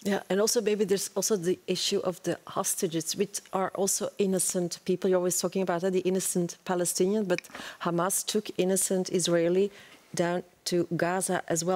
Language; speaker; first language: English; non-native, fluent; Dutch